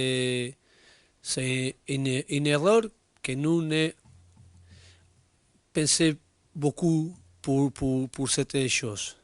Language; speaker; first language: French; non-native, learner; Spanish